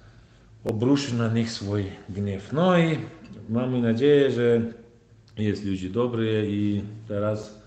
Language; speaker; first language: Polish; non-native, learner; Turkmen